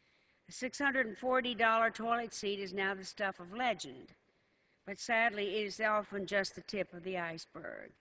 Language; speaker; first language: English; native; English